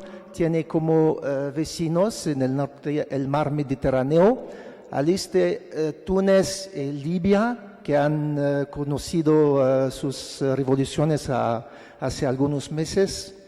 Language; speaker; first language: Spanish; non-native, fluent; Arabic